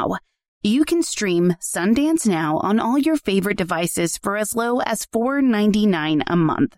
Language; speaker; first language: English; native; English